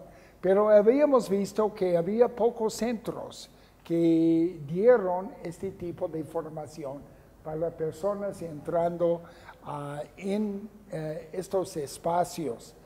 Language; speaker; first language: Spanish; non-native, fluent; English